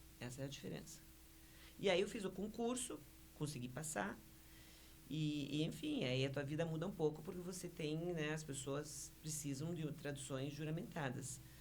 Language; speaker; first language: Portuguese; early bilingual, other home language; Spanish